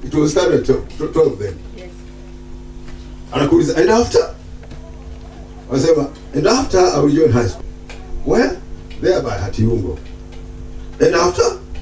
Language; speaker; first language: English; non-native, local second language; Swahili